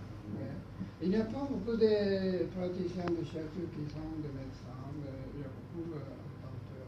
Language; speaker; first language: French; non-native, learner; Japanese